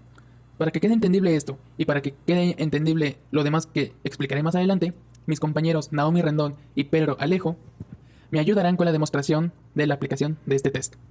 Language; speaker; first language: Spanish; native; Spanish